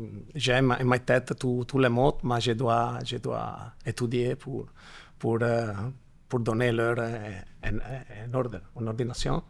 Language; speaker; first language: French; non-native, learner; Italian